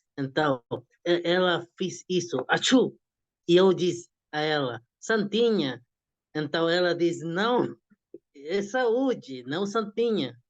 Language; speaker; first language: Portuguese; non-native, fluent; Spanish